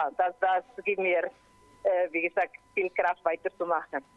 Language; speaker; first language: German; non-native, learner; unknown